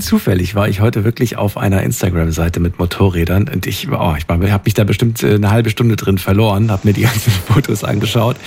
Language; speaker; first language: German; native; German